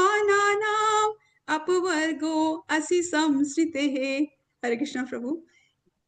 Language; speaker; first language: Hindi; native; Hindi